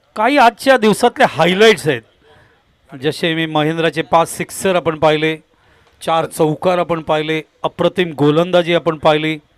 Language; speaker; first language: Marathi; non-native, local second language; Tamil